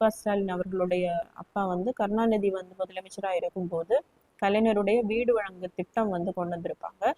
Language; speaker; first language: Tamil; native; Tamil